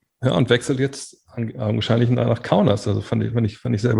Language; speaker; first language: German; native; German